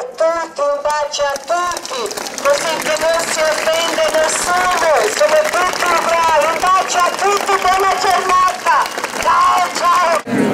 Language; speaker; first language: Italian; non-native, learner; Croatian